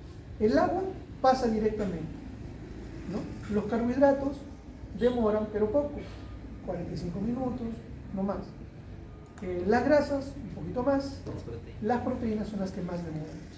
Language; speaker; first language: Spanish; native; Spanish